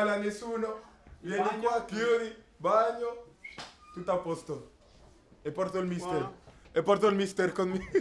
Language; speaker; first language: Italian; non-native, fluent; French